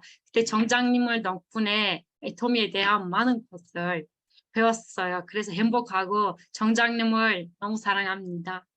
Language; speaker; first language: Korean; non-native, fluent; Turkish